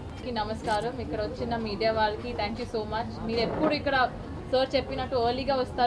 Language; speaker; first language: Telugu; non-native, fluent; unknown